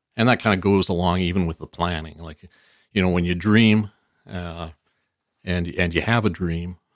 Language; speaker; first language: English; native; English